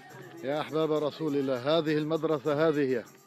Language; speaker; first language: Arabic; non-native, fluent; Comorian